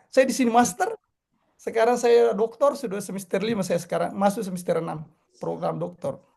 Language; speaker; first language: Indonesian; non-native, local second language; Buginese